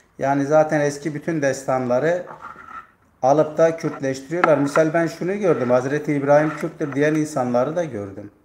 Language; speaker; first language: Turkish; non-native, local second language; Zaza